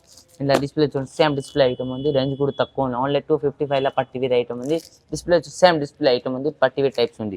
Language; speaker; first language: Telugu; non-native, local second language; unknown